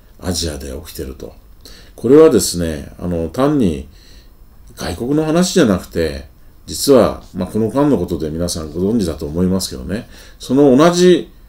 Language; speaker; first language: Japanese; native; Japanese